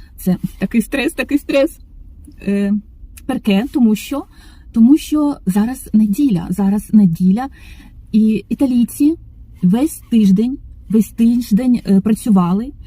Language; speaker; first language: Ukrainian; non-native, local second language; Russian